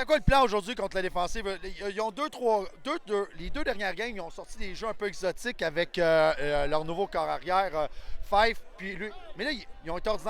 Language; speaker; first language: French; native; French